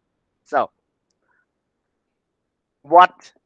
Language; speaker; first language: English; non-native, learner; Vietnamese